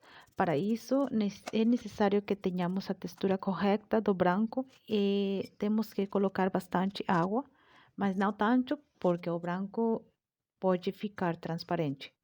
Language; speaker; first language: Portuguese; non-native, learner; Spanish